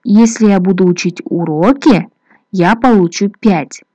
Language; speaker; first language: Russian; non-native, local second language; Kazakh